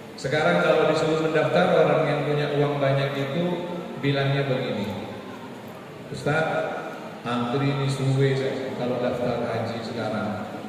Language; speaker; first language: Indonesian; non-native, local second language; Madurese